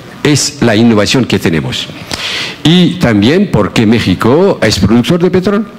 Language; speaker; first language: Spanish; non-native, fluent; Arabic